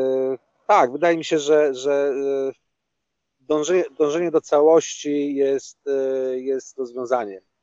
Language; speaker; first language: Polish; native; Polish